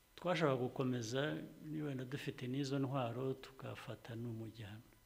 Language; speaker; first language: Kinyarwanda; early bilingual, heritage; Kinyarwanda